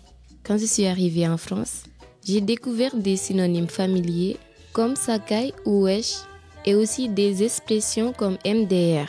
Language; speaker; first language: French; non-native, local second language; Wolof